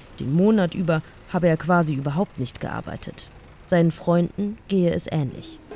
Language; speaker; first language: German; native; German